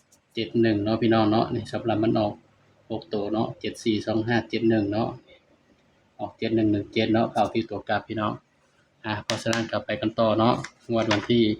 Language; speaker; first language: Thai; non-native, local second language; Lao